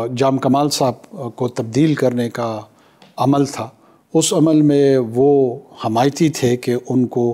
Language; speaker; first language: Urdu; non-native, local second language; Pashto